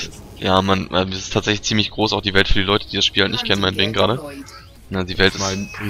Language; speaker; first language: German; native; German